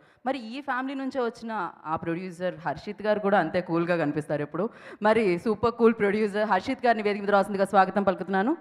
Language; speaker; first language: Telugu; native; Telugu